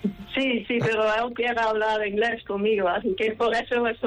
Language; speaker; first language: Spanish; non-native, fluent; Dutch